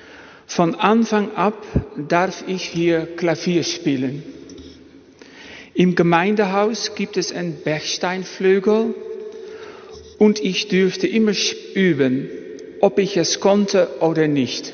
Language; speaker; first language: German; non-native, fluent; Dutch